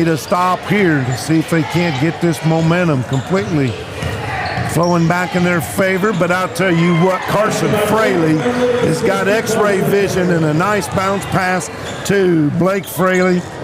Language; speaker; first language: English; native; English